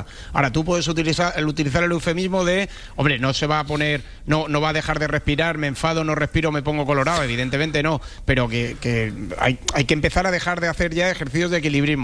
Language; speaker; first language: Spanish; native; Spanish